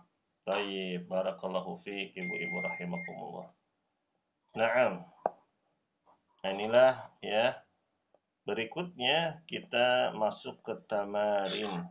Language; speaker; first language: Indonesian; native; Indonesian